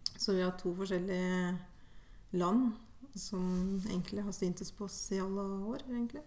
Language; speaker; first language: Norwegian; native; Norwegian